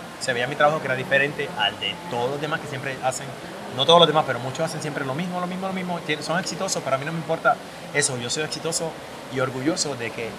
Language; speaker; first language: Spanish; native; Spanish